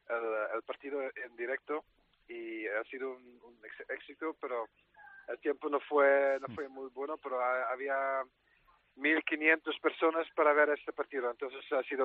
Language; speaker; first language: Spanish; non-native, fluent; Dutch